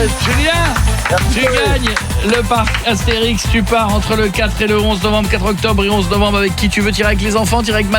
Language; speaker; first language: French; native; French